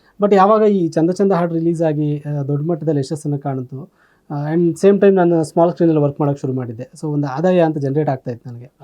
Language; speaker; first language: Kannada; native; Kannada